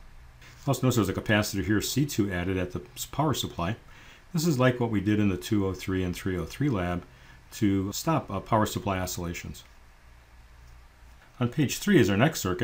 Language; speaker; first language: English; native; English